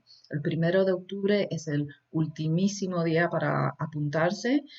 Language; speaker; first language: Spanish; early bilingual, heritage; Spanish